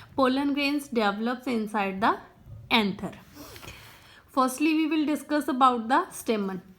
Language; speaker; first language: English; non-native, local second language; Punjabi